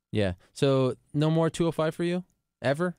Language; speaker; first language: English; native; English